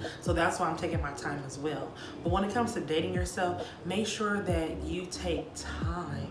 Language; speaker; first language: English; native; English